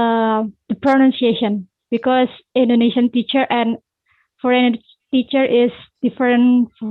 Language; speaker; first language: English; non-native, learner; Indonesian